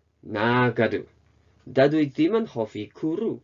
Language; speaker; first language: Welsh; non-native, fluent; Japanese